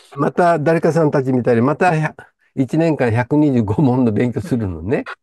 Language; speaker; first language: Japanese; native; Japanese